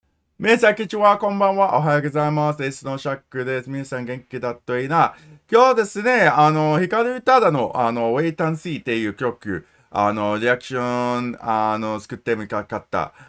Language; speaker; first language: Japanese; non-native, learner; English